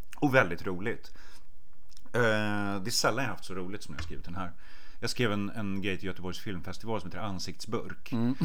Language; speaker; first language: Swedish; native; Swedish